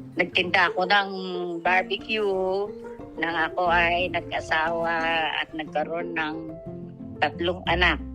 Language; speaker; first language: Filipino; native; Filipino